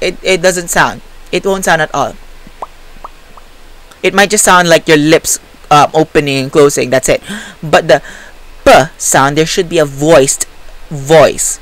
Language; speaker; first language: English; non-native, local second language; Filipino